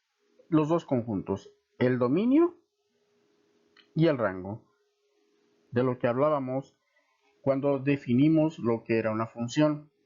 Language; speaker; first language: Spanish; native; Spanish